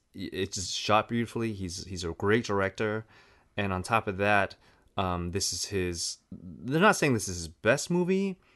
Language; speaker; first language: English; native; English